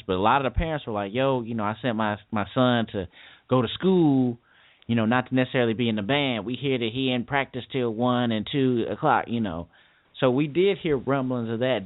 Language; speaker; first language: English; native; English